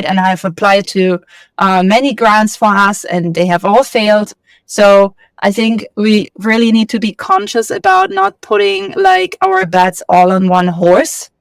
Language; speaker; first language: English; non-native, fluent; German